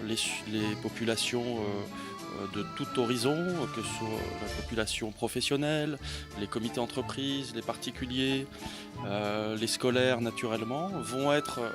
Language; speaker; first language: French; native; French